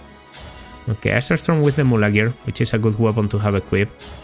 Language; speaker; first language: English; non-native, fluent; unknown